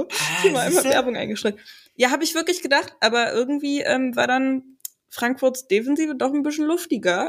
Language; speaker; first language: German; native; German